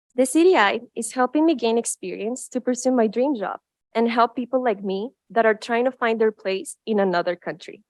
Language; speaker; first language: English; non-native, fluent; Spanish